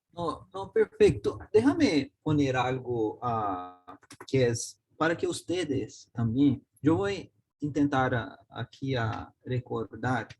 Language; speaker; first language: Spanish; non-native, learner; Portuguese